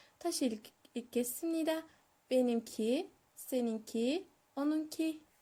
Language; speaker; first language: Korean; non-native, learner; Turkish